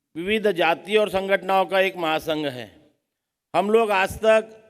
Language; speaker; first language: Hindi; non-native, local second language; Marathi